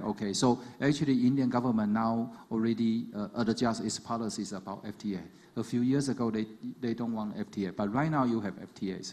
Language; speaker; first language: English; non-native, fluent; Chinese